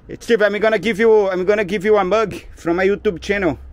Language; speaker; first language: English; non-native, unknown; Portuguese